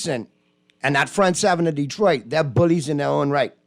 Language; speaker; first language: English; native; English